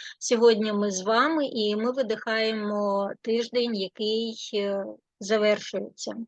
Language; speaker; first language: Ukrainian; native; Ukrainian